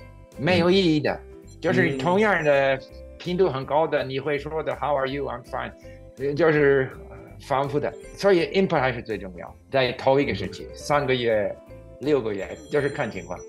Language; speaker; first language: Chinese; non-native, fluent; English